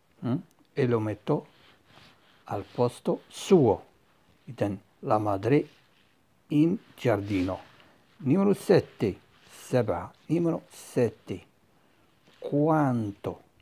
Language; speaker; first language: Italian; non-native, fluent; Arabic